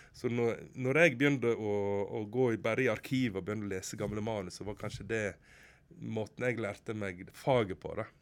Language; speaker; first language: Norwegian; native; Norwegian